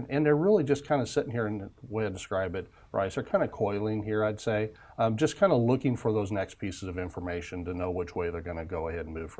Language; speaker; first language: English; native; English